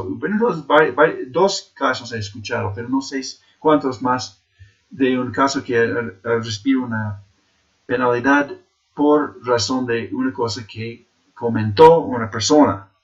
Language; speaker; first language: Spanish; non-native, fluent; English